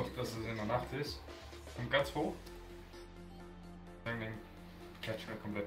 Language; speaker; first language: German; native; German